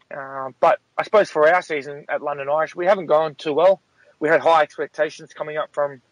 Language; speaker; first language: English; native; English